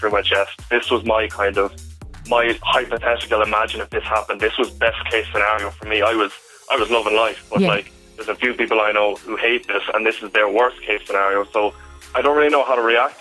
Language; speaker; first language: English; native; English